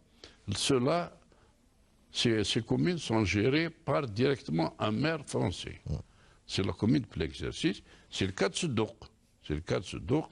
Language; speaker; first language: French; non-native, local second language; Kabyle